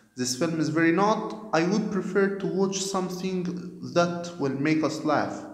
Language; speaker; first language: English; non-native, fluent; Arabic